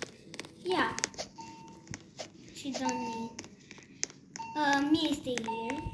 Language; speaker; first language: English; non-native, learner; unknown